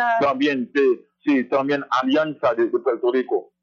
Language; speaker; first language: Spanish; non-native, fluent; Haitian Creole